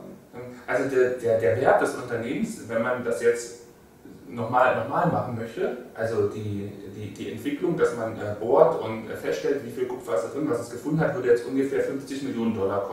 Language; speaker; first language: German; native; German